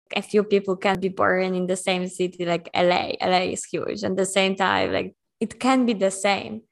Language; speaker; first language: English; non-native, fluent; Polish